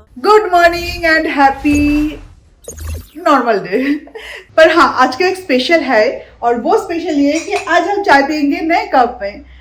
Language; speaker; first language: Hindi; non-native, local second language; Bangla